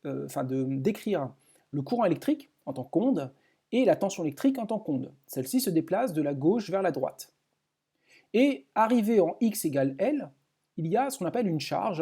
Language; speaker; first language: French; native; French